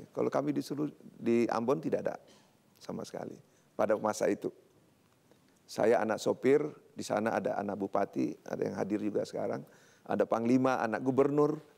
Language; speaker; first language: Indonesian; native; Indonesian